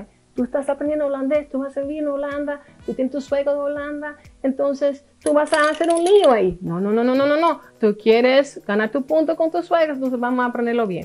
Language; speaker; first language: Spanish; non-native, fluent; Dutch